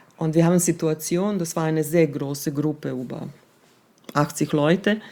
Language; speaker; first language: German; non-native, fluent; Serbian